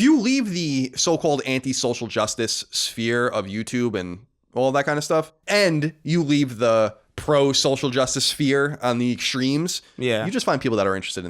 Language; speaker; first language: English; native; English